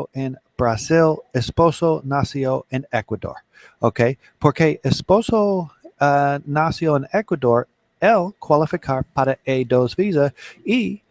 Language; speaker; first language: Spanish; non-native, learner; English